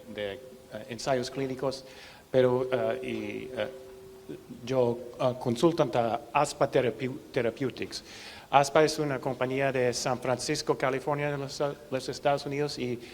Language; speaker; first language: Spanish; non-native, learner; English